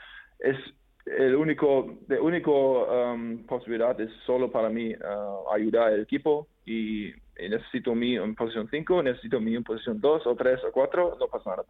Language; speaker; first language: Spanish; non-native, learner; German